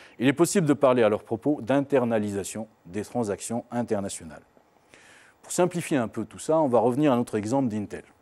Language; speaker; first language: French; non-native, local second language; Arabic